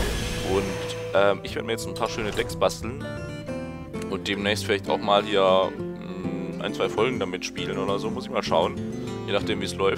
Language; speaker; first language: German; native; German